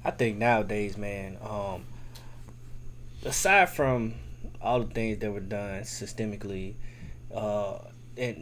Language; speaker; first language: English; native; English